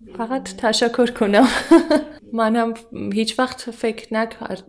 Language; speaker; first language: Persian; non-native, learner; Armenian